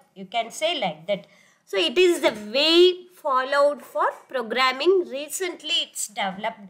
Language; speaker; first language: English; non-native, local second language; Tamil